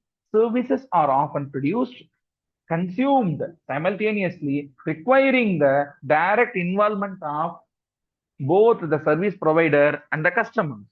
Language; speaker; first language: English; non-native, local second language; Tamil